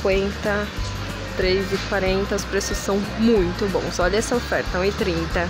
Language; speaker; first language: Portuguese; native; Portuguese